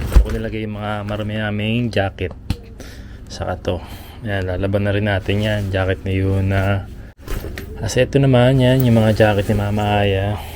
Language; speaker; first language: Filipino; native; Filipino